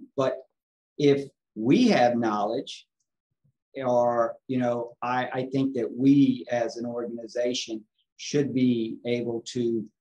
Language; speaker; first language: English; native; English